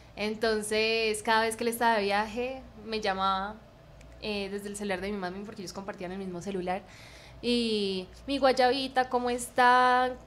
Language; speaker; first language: Spanish; native; Spanish